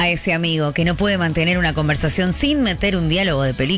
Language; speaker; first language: Spanish; native; Spanish